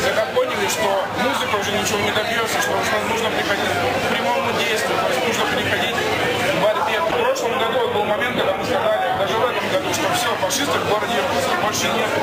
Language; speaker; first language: Russian; native; Russian